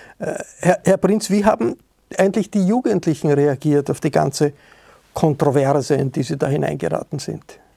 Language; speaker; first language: German; native; German